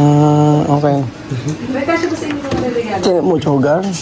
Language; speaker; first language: Spanish; non-native, learner; Filipino